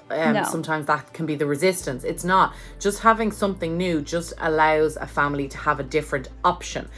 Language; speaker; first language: English; native; English